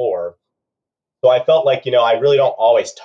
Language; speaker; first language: English; native; English